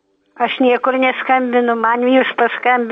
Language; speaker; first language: Lithuanian; native; Lithuanian